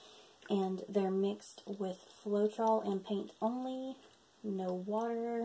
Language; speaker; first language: English; native; English